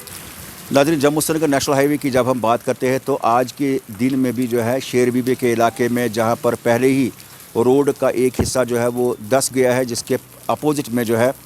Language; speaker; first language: Hindi; non-native, local second language; Kashmiri